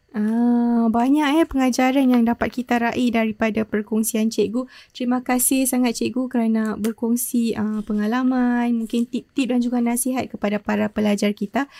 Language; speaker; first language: Malay; native; Malay